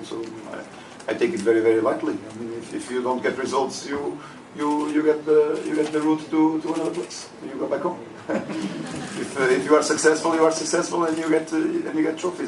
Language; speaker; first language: English; non-native, fluent; Portuguese